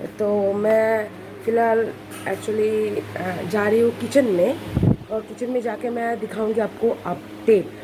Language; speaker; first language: Hindi; non-native, local second language; Bangla